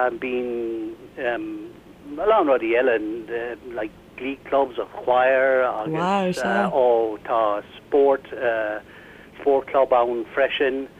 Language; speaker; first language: Irish; non-native, learner; English